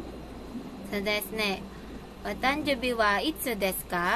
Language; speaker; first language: Japanese; non-native, learner; Filipino